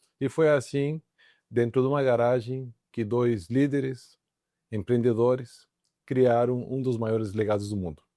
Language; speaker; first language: Portuguese; native; Portuguese